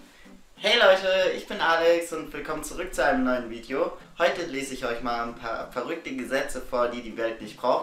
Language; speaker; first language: German; native; German